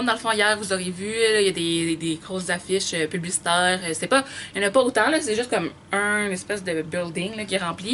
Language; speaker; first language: French; native; French